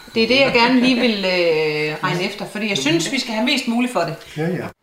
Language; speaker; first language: Danish; native; Danish